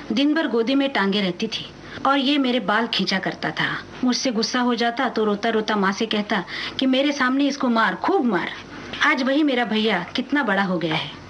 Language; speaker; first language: Hindi; non-native, local second language; Marathi